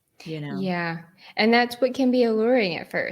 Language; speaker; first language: English; native; English